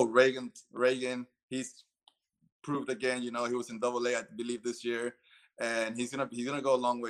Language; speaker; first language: English; early bilingual, other home language; Spanish